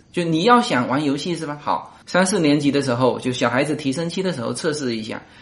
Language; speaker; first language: Chinese; native; Chinese